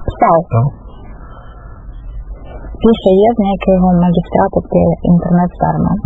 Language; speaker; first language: Czech; non-native, fluent; Russian